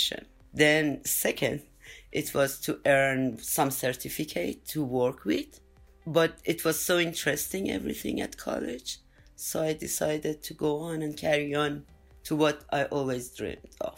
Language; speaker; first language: English; non-native, fluent; Persian